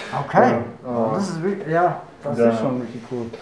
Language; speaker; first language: German; non-native, fluent; English